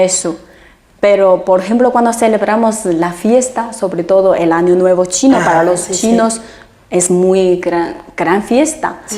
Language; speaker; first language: Spanish; non-native, fluent; Chinese